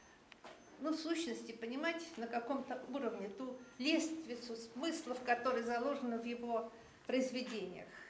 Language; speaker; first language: Russian; native; Russian